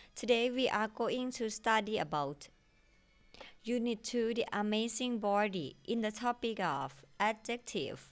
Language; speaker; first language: English; non-native, fluent; Thai